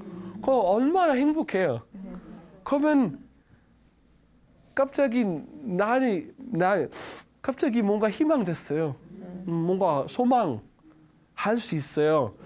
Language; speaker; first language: Korean; non-native, learner; Danish